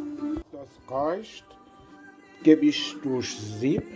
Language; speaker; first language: German; non-native, learner; Persian